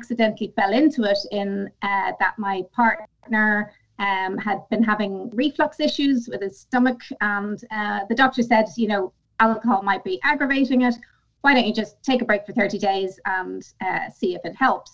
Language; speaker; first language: English; native; English